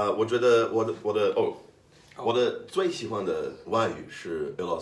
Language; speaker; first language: Chinese; non-native, learner; Portuguese